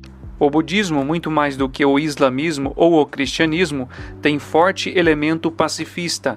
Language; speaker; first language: Portuguese; native; Portuguese